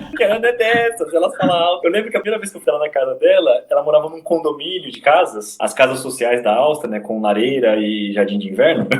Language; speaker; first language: Portuguese; native; Portuguese